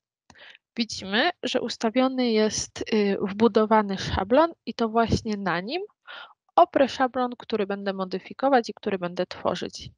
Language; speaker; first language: Polish; native; Polish